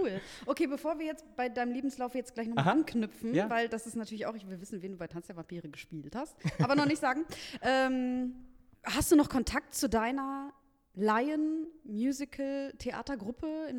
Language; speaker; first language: German; native; German